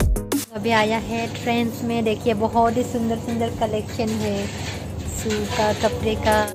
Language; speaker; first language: Hindi; non-native, local second language; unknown